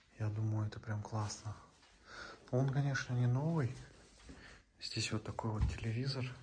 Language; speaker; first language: Russian; native; Russian